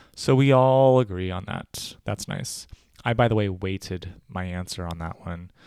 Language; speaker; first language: English; native; English